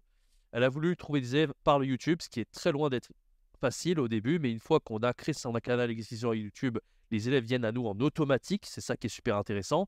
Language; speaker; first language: French; native; French